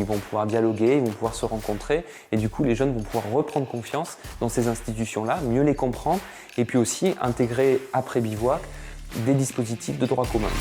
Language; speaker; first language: French; native; French